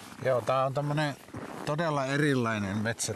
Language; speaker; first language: Finnish; native; Finnish